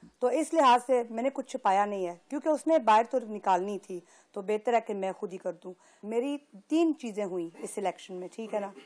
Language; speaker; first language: Urdu; early bilingual, heritage; Urdu